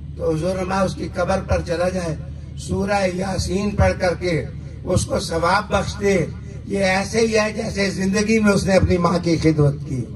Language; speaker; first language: Urdu; non-native, local second language; Punjabi